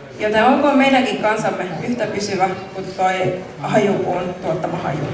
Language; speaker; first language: Finnish; early bilingual, other home language; Mon